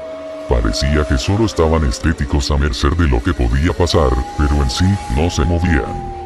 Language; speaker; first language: Spanish; native; Spanish